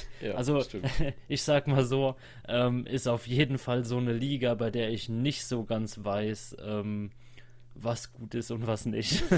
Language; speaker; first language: German; native; German